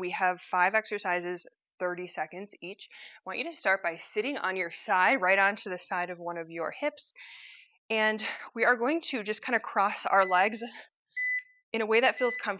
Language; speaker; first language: English; native; English